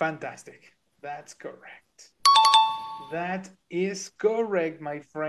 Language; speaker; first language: English; non-native, fluent; Spanish